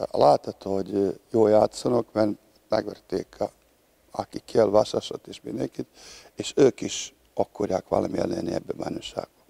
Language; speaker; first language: Hungarian; non-native, learner; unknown